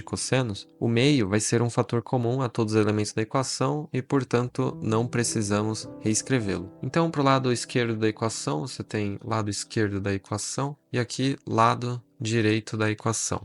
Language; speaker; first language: Portuguese; native; Portuguese